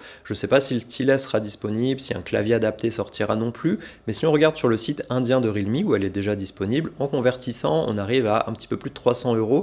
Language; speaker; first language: French; native; French